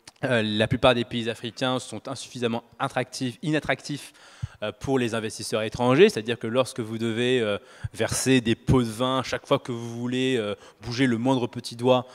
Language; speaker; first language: French; native; French